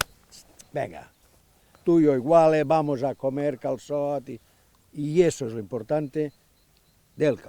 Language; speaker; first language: Spanish; non-native, local second language; Catalan